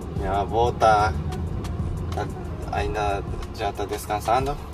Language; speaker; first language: Portuguese; non-native, learner; Japanese